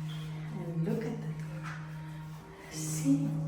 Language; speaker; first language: English; non-native, fluent; Filipino